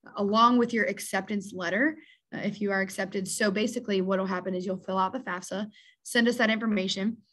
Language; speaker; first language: English; native; English